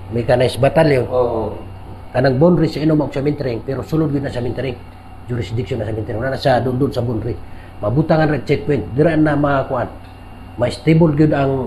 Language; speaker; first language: Cebuano; non-native, local second language; Maranao